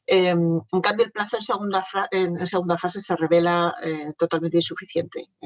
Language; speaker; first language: Spanish; native; Spanish